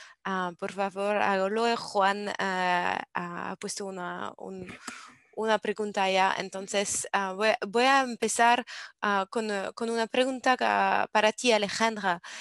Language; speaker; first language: Spanish; non-native, learner; English